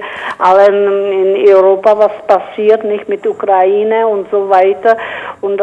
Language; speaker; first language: German; non-native, fluent; Czech